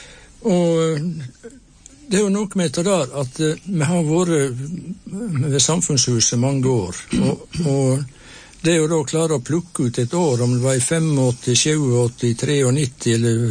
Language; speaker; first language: Norwegian; native; Norwegian